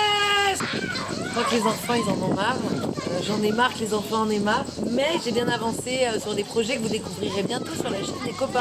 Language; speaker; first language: French; native; French